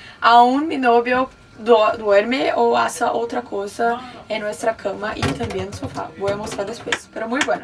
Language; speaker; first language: Spanish; non-native, learner; Portuguese